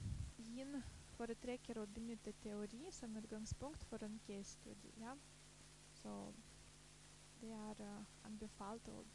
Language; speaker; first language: Norwegian; non-native, fluent; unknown